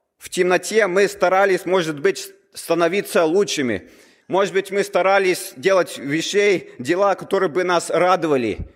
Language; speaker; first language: Russian; early bilingual, heritage; Russian